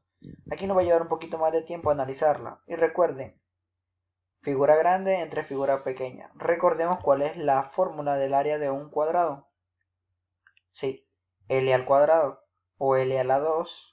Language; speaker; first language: Spanish; native; Spanish